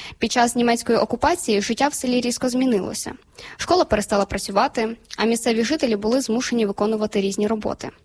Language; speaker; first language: Ukrainian; native; Ukrainian